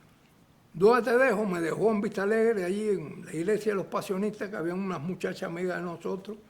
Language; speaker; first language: Spanish; native; Spanish